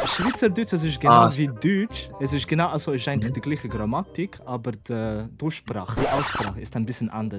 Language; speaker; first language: German; non-native, fluent; Portuguese